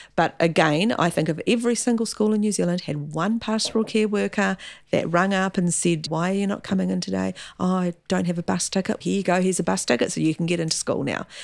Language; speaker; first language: English; native; English